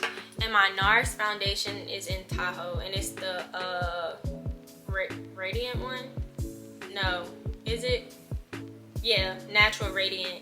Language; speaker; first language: English; native; English